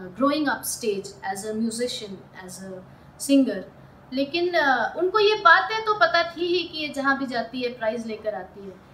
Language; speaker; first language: Hindi; native; Hindi